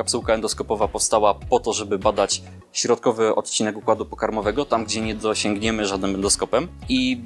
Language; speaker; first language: Polish; native; Polish